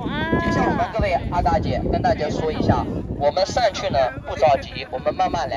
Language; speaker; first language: Chinese; native; Chinese